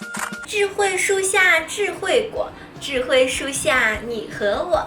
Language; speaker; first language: Chinese; native; Chinese